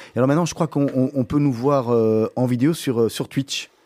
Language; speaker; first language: French; native; French